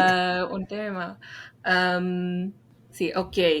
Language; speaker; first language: Spanish; non-native, fluent; English